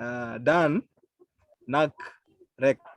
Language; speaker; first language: German; non-native, learner; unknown